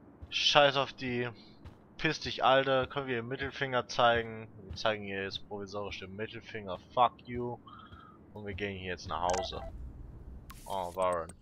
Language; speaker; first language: German; native; German